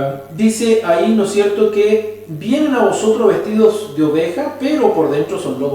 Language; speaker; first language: Spanish; native; Spanish